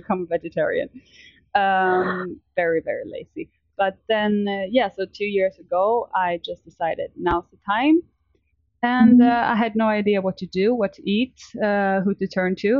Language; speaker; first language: English; non-native, fluent; Swedish